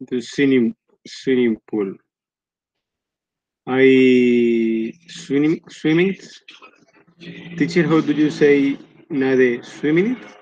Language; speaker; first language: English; non-native, learner; Spanish